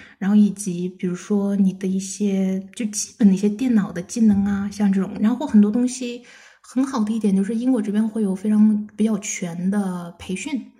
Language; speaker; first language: Chinese; non-native, local second language; Kazakh